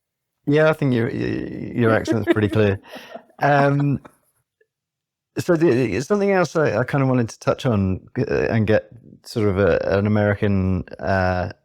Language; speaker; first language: English; native; English